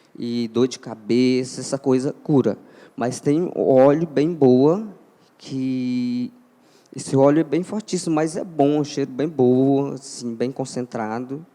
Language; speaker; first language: Portuguese; non-native, local second language; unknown